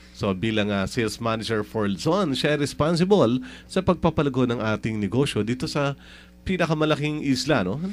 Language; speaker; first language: Filipino; native; Filipino